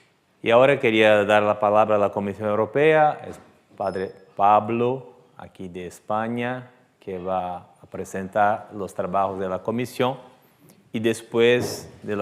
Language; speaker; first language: Spanish; non-native, fluent; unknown